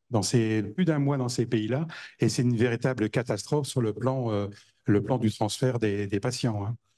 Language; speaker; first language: French; native; French